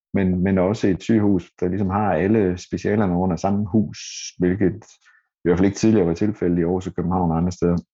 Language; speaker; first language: Danish; native; Danish